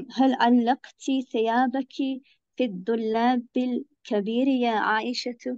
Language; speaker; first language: Arabic; non-native, learner; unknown